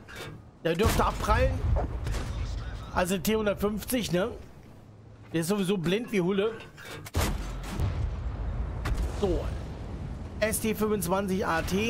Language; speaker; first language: German; native; German